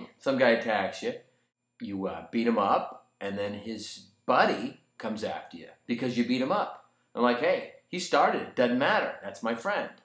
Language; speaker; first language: English; native; English